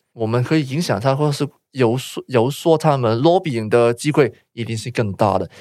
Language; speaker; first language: Chinese; non-native, local second language; Cantonese